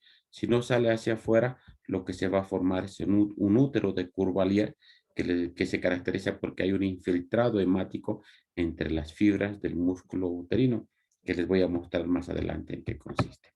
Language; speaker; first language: Spanish; native; Spanish